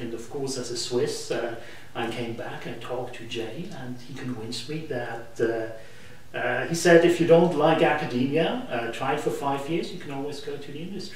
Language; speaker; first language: English; non-native, fluent; German